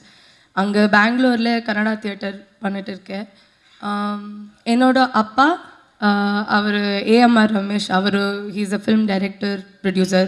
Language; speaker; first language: Tamil; non-native, learner; Kannada